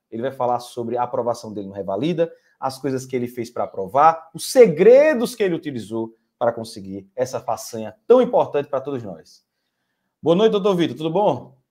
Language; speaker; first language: Portuguese; native; Portuguese